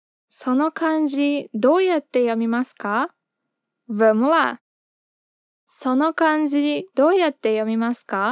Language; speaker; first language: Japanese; non-native, fluent; Portuguese